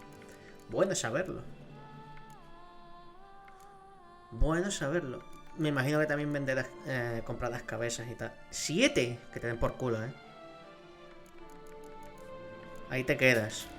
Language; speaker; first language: Spanish; native; Spanish